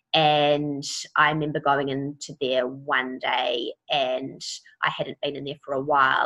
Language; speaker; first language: English; native; English